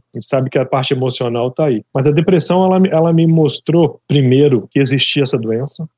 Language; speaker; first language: Portuguese; native; Portuguese